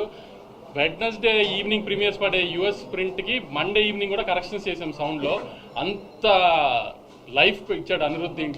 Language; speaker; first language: Telugu; native; Telugu